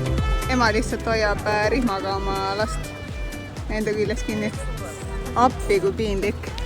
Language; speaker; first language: Estonian; native; Estonian